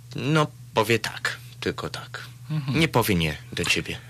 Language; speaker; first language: Polish; early bilingual, heritage; Polish